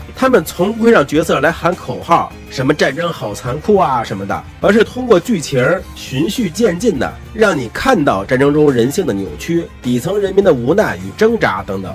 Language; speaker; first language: Chinese; native; Chinese